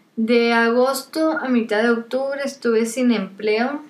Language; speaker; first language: Spanish; native; Spanish